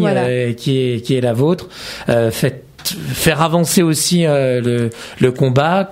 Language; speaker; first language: French; native; French